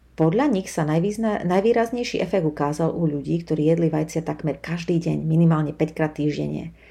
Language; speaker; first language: Slovak; native; Slovak